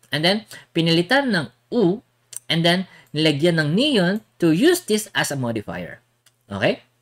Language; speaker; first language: English; non-native, local second language; Filipino